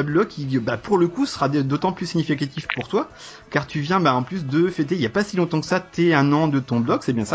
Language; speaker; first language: French; native; French